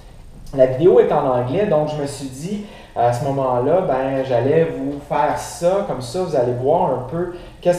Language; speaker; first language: French; native; French